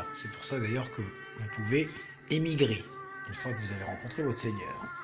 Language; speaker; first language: French; native; French